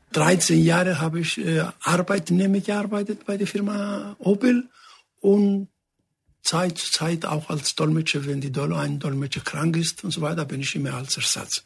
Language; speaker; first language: German; non-native, fluent; Greek